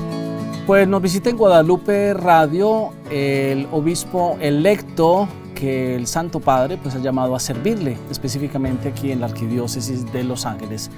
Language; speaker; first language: Spanish; native; Spanish